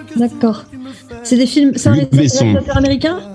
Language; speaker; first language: French; native; French